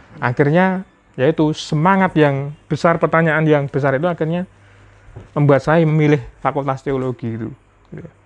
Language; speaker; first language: Indonesian; non-native, local second language; Javanese